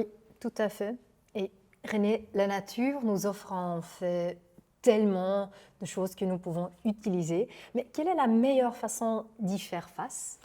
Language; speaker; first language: French; non-native, local second language; Dutch